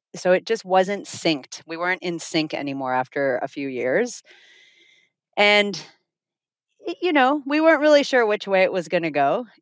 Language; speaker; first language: English; non-native, fluent; Finnish